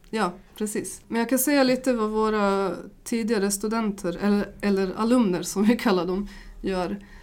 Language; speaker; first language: Swedish; early bilingual, other home language; Bosnian